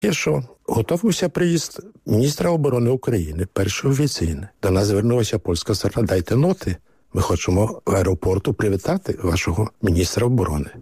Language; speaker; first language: Ukrainian; early bilingual, heritage; Ukrainian